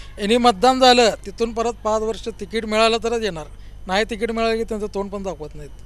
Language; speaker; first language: Marathi; native; Marathi